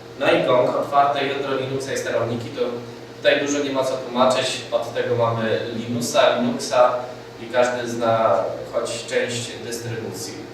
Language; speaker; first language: Polish; native; Polish